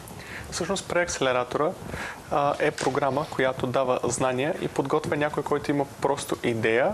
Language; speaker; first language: Bulgarian; native; Bulgarian